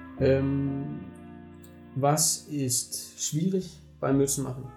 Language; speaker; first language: German; non-native, fluent; Danish